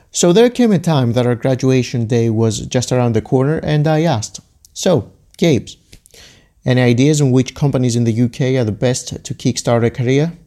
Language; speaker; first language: English; non-native, fluent; Greek